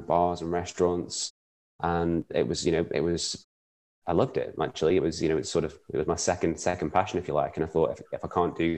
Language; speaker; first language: English; native; English